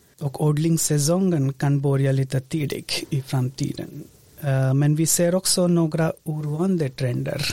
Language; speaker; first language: Swedish; non-native, fluent; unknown